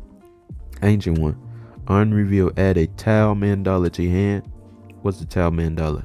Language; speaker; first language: English; native; English